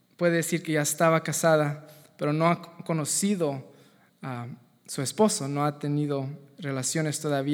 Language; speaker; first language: Spanish; native; Spanish